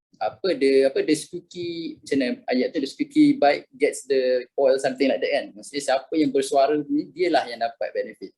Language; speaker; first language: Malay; native; Malay